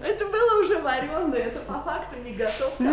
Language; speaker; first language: Russian; native; Russian